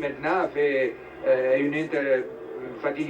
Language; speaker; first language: French; non-native, fluent; Italian